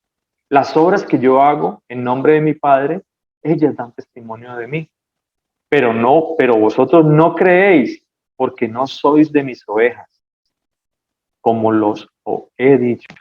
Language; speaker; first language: Spanish; native; Spanish